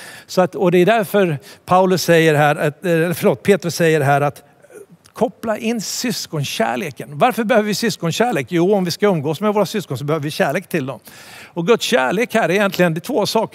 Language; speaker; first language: Swedish; native; Swedish